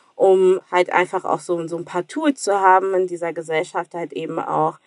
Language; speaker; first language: German; native; German